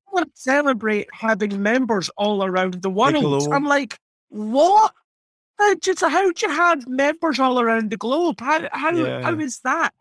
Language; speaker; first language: English; native; English